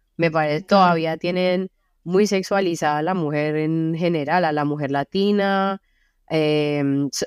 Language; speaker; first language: Spanish; native; Spanish